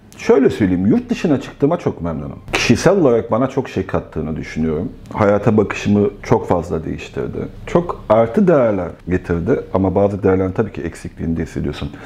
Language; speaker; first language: Turkish; native; Turkish